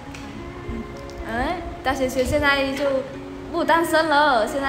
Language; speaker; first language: Chinese; non-native, fluent; Vietnamese